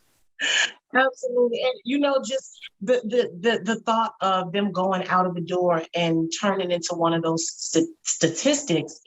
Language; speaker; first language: English; native; English